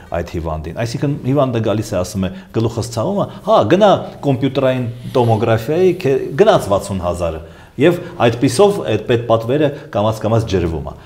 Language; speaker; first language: Armenian; native; Armenian